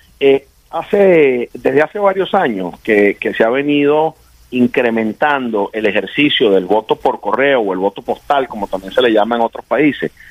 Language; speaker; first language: Spanish; native; Spanish